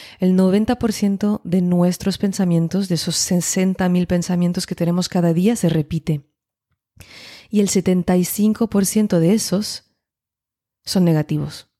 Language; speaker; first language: Spanish; non-native, fluent; French